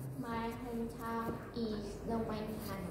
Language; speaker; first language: English; non-native, learner; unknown